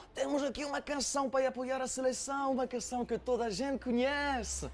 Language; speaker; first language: Portuguese; early bilingual, heritage; French